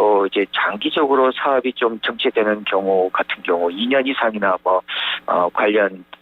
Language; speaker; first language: Korean; native; Korean